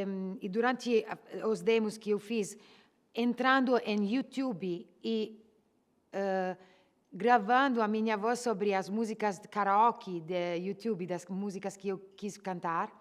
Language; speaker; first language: Portuguese; non-native, learner; Italian